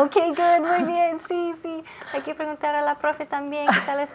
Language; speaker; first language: Spanish; non-native, fluent; English